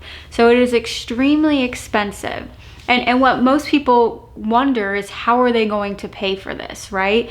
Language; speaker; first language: English; native; English